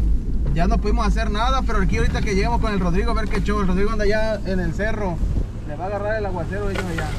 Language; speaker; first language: Spanish; native; Spanish